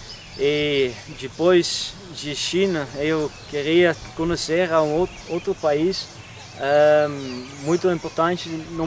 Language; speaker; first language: Portuguese; non-native, learner; Dutch